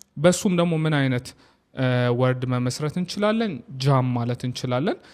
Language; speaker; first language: Amharic; non-native, local second language; Oromo